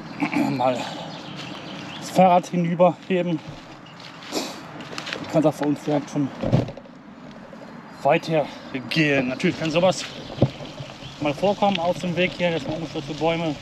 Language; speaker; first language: German; native; German